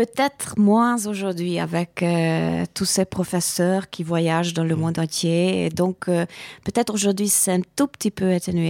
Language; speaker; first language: French; non-native, fluent; Hungarian